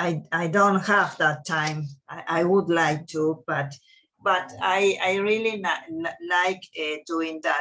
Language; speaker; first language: English; non-native, learner; Spanish